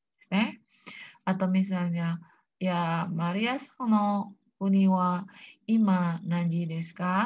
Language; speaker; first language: Japanese; non-native, fluent; Indonesian